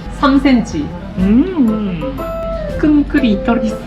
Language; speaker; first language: Korean; non-native, learner; Japanese